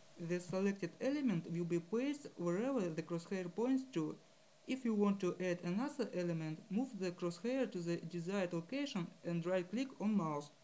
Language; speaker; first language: English; non-native, fluent; Russian